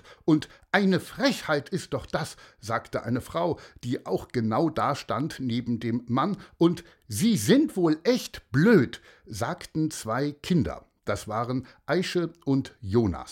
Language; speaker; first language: German; native; German